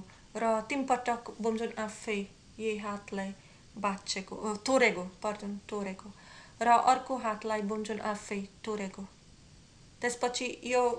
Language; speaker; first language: Nepali; non-native, learner; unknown